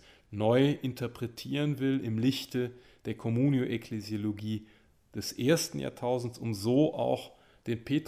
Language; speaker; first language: German; native; German